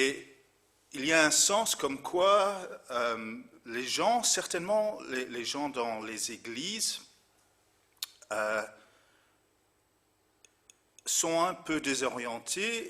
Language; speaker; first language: French; non-native, fluent; English